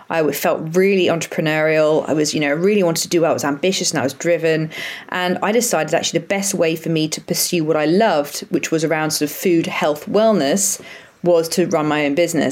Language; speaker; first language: English; native; English